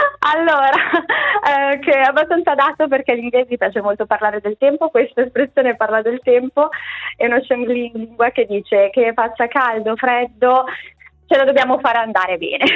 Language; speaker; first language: Italian; native; Italian